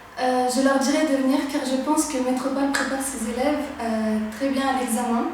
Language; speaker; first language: French; early bilingual, other home language; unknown